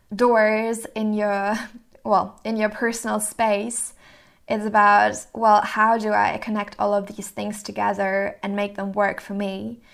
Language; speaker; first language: English; non-native, fluent; German